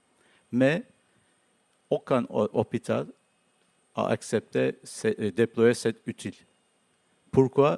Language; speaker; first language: French; non-native, learner; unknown